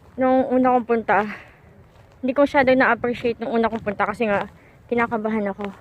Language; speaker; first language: Filipino; native; Filipino